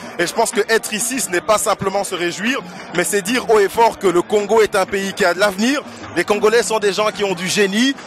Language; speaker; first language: French; early bilingual, other home language; Lingala